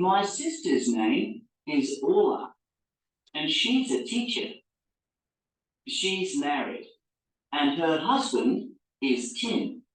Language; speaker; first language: English; non-native, learner; Spanish